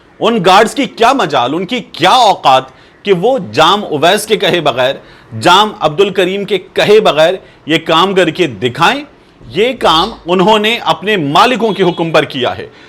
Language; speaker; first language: Urdu; native; Urdu